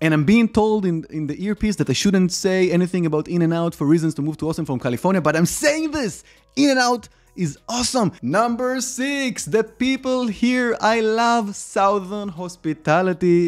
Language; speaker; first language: English; non-native, fluent; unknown